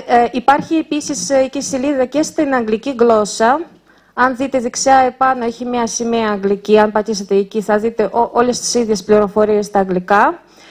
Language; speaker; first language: Greek; non-native, fluent; Russian